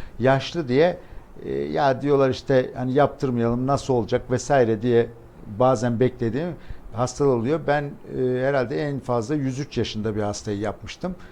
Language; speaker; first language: Turkish; native; Turkish